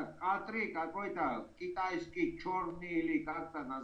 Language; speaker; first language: Russian; non-native, fluent; Georgian